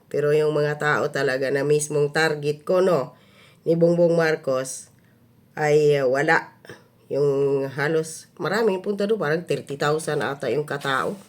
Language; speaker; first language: Filipino; non-native, local second language; Cebuano